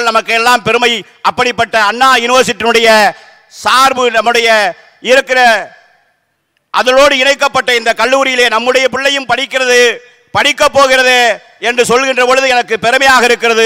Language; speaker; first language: Tamil; native; Tamil